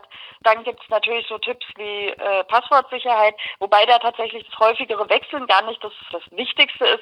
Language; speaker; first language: German; native; German